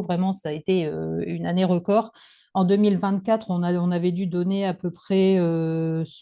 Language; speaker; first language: French; native; French